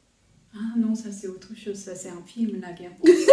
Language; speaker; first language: French; non-native, fluent; Korean